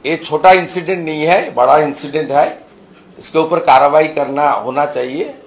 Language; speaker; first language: Hindi; non-native, local second language; Bangla